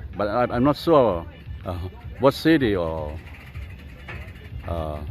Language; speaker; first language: English; non-native, fluent; Lao